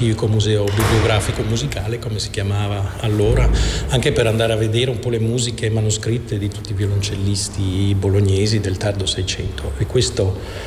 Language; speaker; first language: Italian; non-native, fluent; Dutch